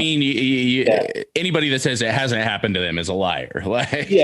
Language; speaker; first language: English; native; English